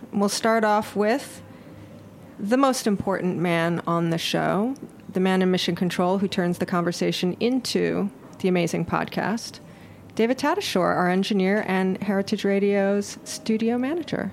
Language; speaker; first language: English; native; English